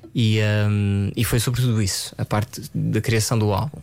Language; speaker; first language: Portuguese; early bilingual, other home language; French